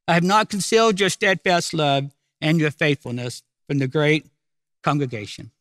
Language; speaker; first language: English; native; English